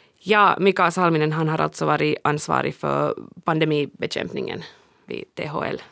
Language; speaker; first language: Swedish; native; Swedish